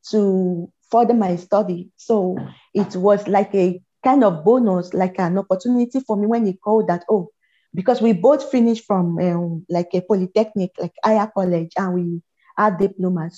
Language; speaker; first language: English; non-native, local second language; Yoruba